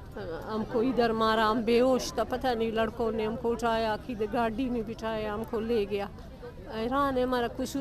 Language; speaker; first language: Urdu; non-native, local second language; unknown